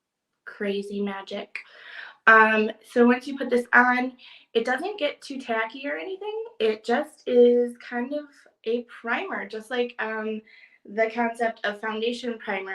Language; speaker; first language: English; native; English